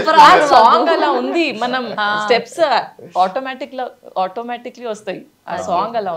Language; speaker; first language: Telugu; non-native, local second language; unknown